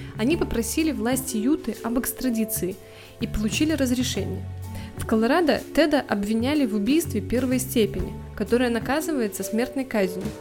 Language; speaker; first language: Russian; native; Russian